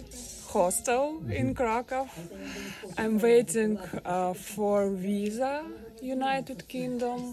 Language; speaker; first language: English; non-native, learner; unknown